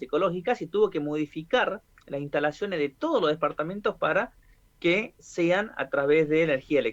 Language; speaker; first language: Spanish; native; Spanish